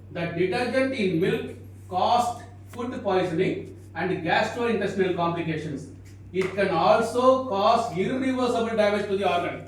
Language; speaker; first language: English; non-native, local second language; Tamil